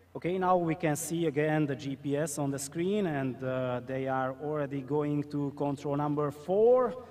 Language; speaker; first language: English; non-native, fluent; Hungarian